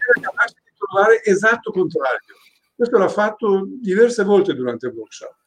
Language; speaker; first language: Italian; non-native, fluent; Persian